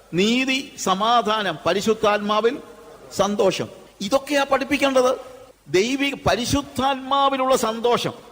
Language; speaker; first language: Malayalam; native; Malayalam